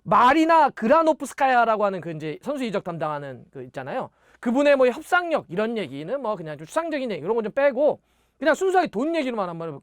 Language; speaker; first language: Korean; native; Korean